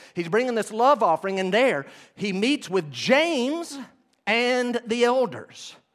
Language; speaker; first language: English; native; English